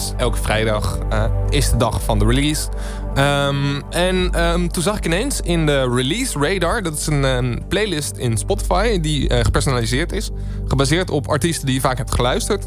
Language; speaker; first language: Dutch; native; Dutch